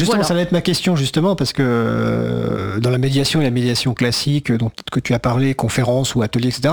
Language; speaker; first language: French; native; French